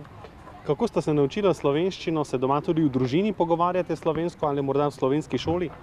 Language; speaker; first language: Slovenian; native; Slovenian